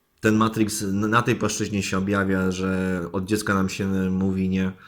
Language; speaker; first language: Polish; native; Polish